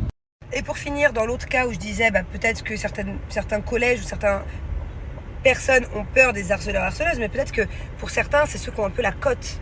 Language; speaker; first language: French; native; French